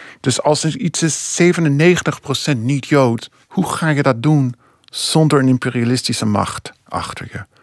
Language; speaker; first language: Dutch; non-native, fluent; English